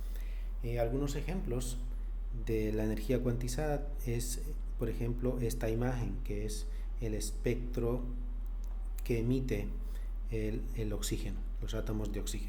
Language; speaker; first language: Spanish; native; Spanish